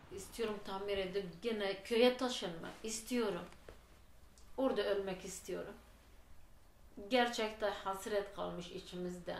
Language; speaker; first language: Turkish; non-native, local second language; Turoyo